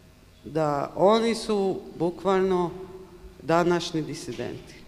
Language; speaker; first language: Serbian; non-native, learner; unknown